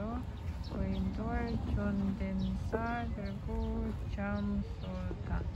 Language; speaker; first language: Korean; non-native, learner; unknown